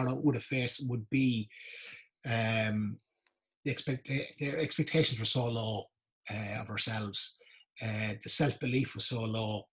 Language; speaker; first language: English; native; English